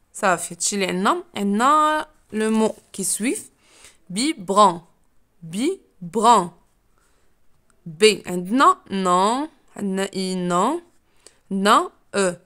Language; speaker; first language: French; non-native, local second language; Arabic